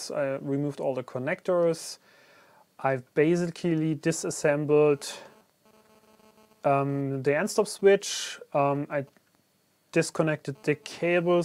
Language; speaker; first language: English; non-native, fluent; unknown